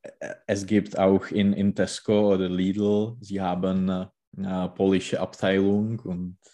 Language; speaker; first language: German; non-native, learner; Czech